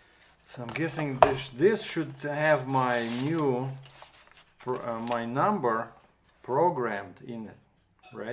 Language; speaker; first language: English; non-native, fluent; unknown